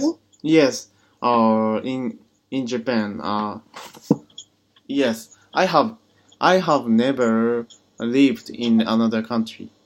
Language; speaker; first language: English; non-native, learner; Japanese